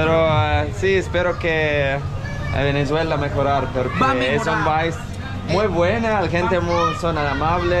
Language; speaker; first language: Spanish; non-native, learner; Arabic